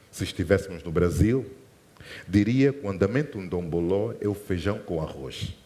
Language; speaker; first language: Portuguese; native; Portuguese